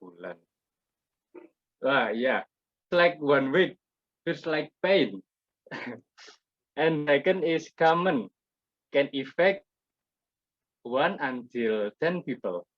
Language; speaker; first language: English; non-native, learner; Indonesian